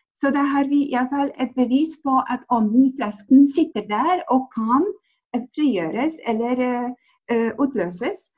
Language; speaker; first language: Norwegian; non-native, fluent; Polish